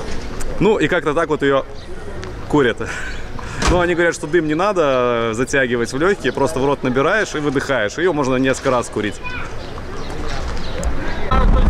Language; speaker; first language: Russian; native; Russian